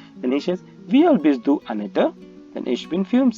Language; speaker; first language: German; non-native, learner; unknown